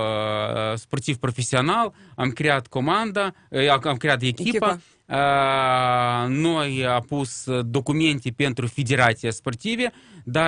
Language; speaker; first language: Romanian; non-native, local second language; Russian